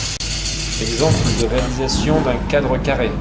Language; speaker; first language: French; native; French